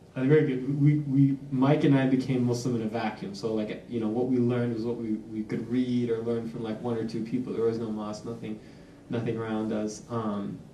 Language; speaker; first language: English; native; English